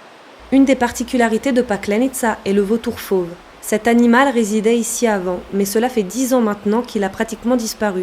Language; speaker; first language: French; native; French